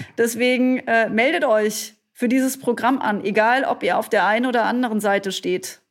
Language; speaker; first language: German; native; German